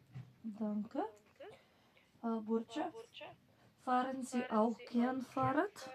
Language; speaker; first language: German; non-native, fluent; Macedonian